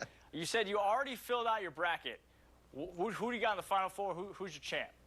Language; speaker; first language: English; native; English